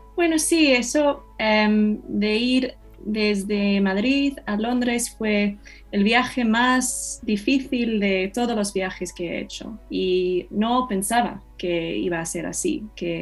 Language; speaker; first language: Spanish; non-native, fluent; English